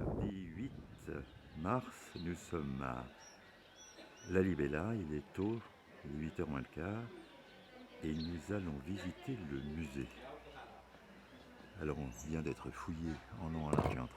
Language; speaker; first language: French; native; French